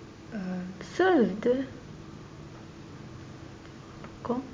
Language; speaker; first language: Dutch; non-native, learner; Arabic